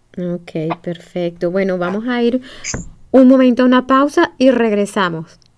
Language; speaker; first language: Spanish; native; Spanish